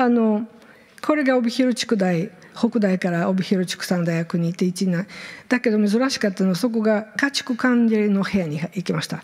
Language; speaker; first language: Japanese; non-native, fluent; Bulgarian